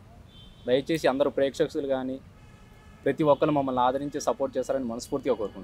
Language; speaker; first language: Telugu; native; Telugu